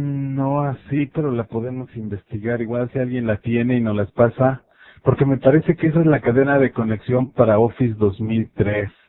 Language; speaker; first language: Spanish; native; Spanish